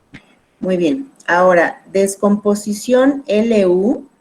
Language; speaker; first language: Spanish; native; Spanish